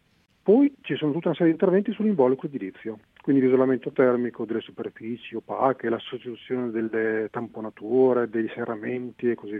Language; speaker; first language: Italian; native; Italian